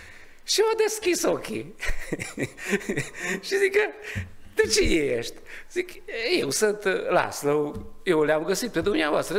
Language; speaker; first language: Romanian; non-native, learner; Hungarian